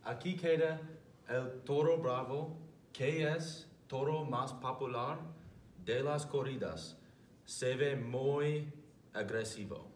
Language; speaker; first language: Spanish; non-native, learner; English